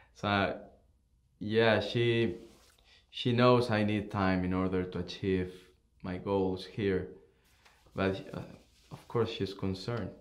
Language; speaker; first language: English; non-native, fluent; Spanish